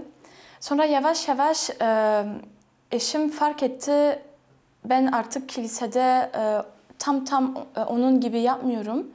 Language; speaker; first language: Turkish; non-native, fluent; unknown